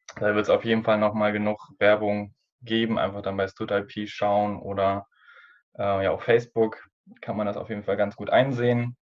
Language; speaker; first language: German; native; German